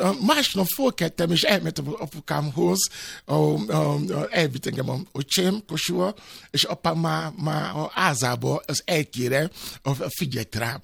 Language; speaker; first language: Hungarian; non-native, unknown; Yoruba